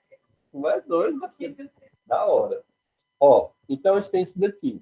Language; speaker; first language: Portuguese; native; Portuguese